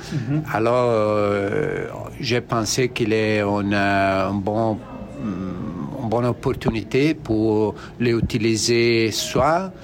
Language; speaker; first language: French; non-native, learner; Italian